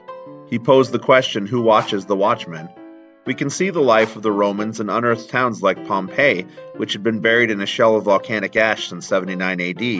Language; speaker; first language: English; native; English